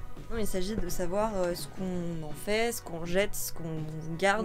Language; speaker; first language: French; native; French